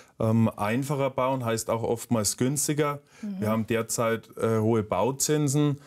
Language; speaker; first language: German; native; German